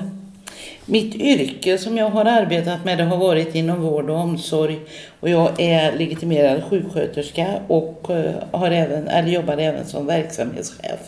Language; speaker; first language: Swedish; native; Swedish